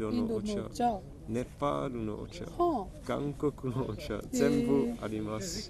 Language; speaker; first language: Japanese; non-native, learner; Czech